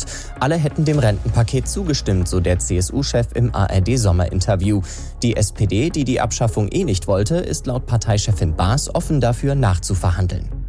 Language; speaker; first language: German; native; German